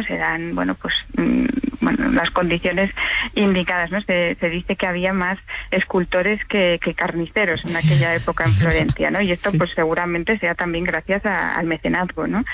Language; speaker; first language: Spanish; native; Spanish